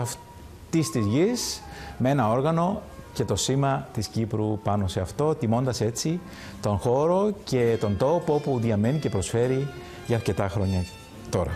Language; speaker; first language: Greek; native; Greek